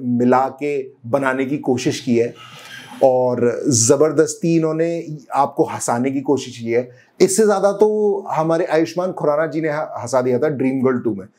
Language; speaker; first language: Hindi; native; Hindi